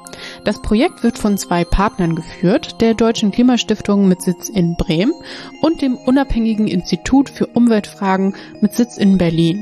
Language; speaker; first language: German; native; German